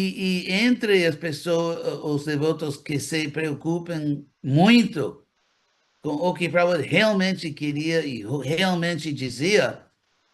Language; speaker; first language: Portuguese; non-native, fluent; English